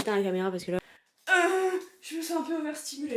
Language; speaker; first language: French; native; French